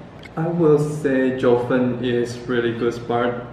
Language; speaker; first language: English; non-native, fluent; Chinese